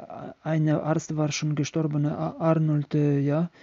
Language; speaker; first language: German; non-native, learner; Ukrainian